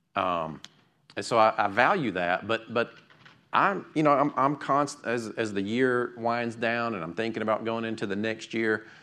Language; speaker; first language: English; native; English